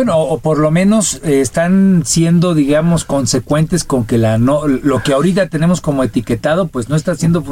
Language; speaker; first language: Spanish; native; Spanish